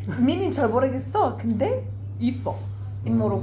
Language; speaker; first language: Korean; non-native, learner; Arabic